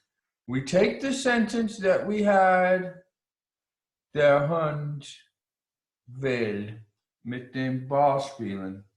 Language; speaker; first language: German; non-native, fluent; English